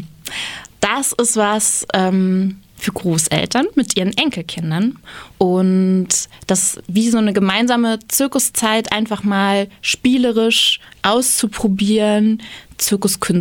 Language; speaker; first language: German; native; German